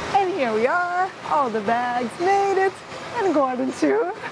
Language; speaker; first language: English; non-native, fluent; Portuguese